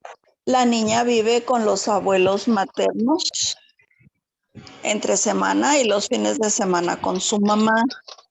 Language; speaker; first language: Spanish; native; Spanish